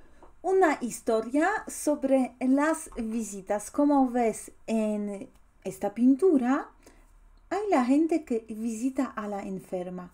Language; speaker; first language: Spanish; non-native, fluent; Polish